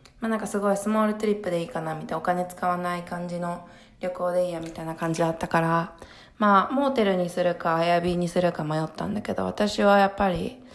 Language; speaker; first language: Japanese; early bilingual, heritage; Japanese